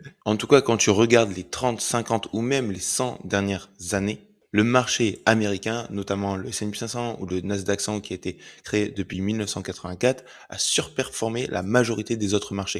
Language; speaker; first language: French; native; French